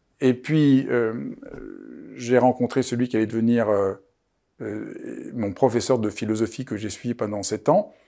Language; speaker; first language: French; native; French